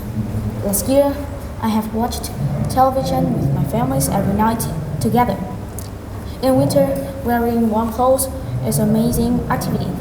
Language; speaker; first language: English; non-native, learner; Vietnamese